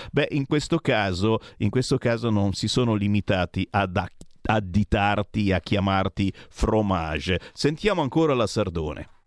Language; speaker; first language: Italian; native; Italian